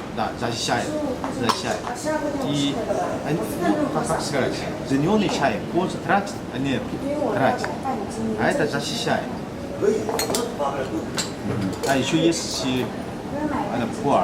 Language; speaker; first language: Russian; non-native, learner; Chinese